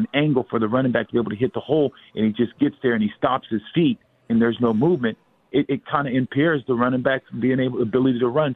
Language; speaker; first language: English; native; English